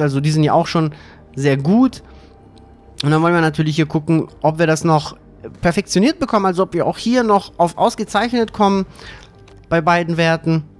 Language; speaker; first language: German; native; German